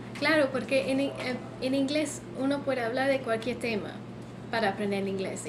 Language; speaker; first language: Spanish; non-native, fluent; English